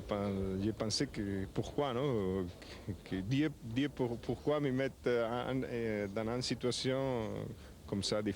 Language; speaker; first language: French; non-native, learner; Spanish